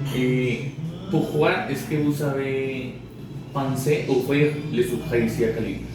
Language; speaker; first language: French; non-native, learner; Spanish